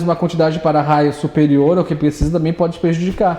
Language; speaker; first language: Portuguese; native; Portuguese